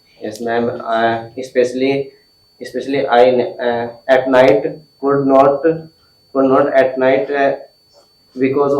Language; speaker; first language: English; non-native, learner; Hindi